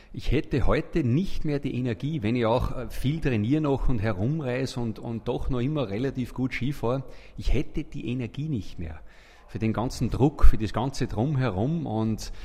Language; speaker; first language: German; native; German